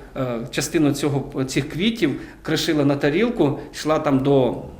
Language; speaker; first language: Ukrainian; native; Ukrainian